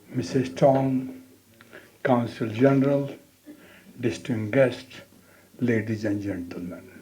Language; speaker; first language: English; non-native, local second language; Hindi